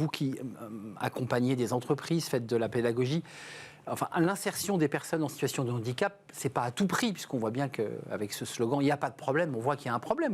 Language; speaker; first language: French; native; French